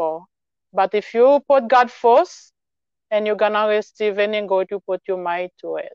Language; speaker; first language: English; non-native, learner; Haitian Creole